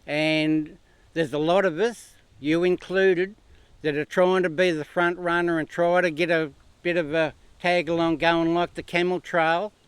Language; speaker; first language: English; native; English